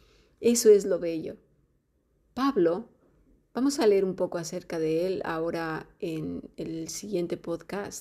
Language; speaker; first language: Spanish; native; Spanish